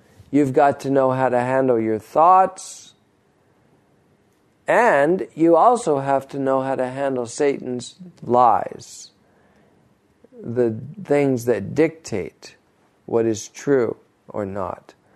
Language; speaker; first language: English; native; English